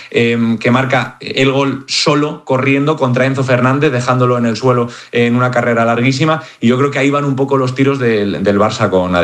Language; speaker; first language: Spanish; native; Spanish